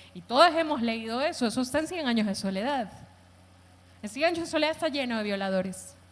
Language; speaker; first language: Spanish; native; Spanish